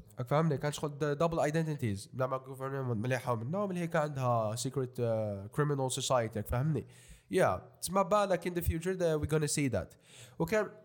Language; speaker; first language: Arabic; native; Arabic